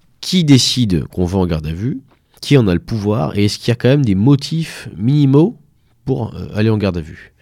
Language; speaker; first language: French; native; French